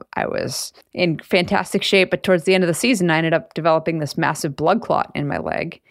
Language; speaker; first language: English; native; English